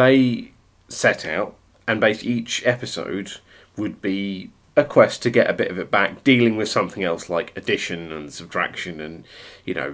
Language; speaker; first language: English; native; English